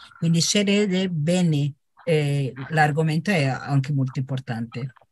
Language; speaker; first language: Italian; non-native, fluent; Portuguese